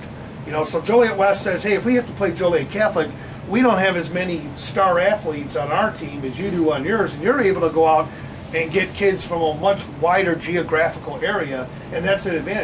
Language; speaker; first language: English; native; English